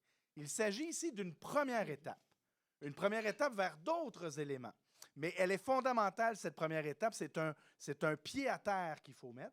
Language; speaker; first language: French; native; French